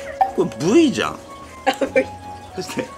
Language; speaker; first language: Japanese; native; Japanese